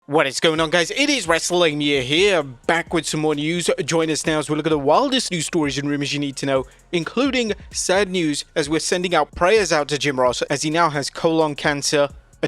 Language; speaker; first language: English; native; English